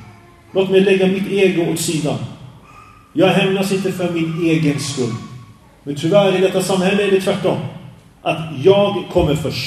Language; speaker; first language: Swedish; early bilingual, other home language; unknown